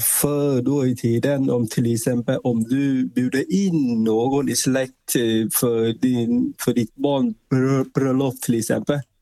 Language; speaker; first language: Swedish; non-native, fluent; Vietnamese